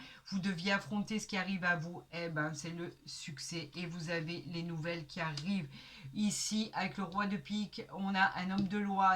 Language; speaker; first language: French; native; French